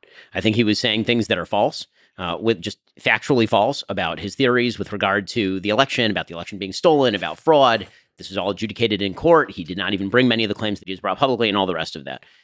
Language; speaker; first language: English; native; English